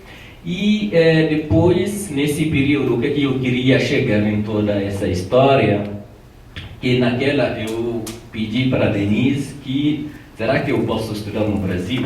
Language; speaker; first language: Portuguese; non-native, fluent; Tamasheq